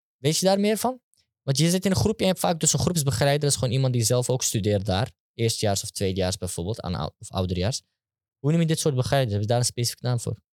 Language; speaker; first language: Dutch; early bilingual, other home language; Turkish